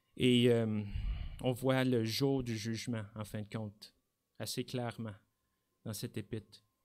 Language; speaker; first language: French; native; French